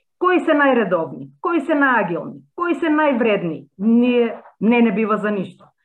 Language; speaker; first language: Macedonian; native; Macedonian